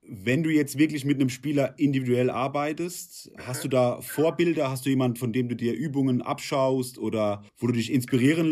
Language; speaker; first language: German; native; German